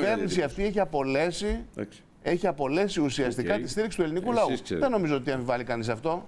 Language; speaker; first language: Greek; native; Greek